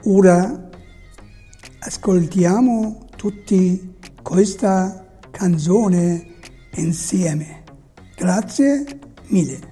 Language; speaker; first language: Italian; non-native, learner; Persian